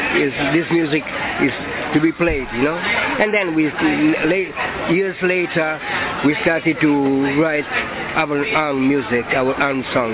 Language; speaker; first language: English; non-native, fluent; Italian